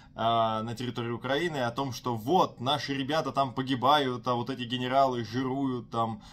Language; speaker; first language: Russian; native; Russian